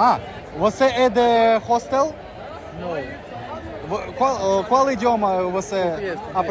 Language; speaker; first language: Portuguese; non-native, learner; Russian